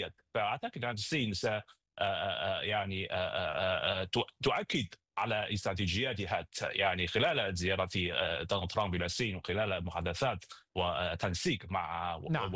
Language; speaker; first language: Arabic; non-native, fluent; Chinese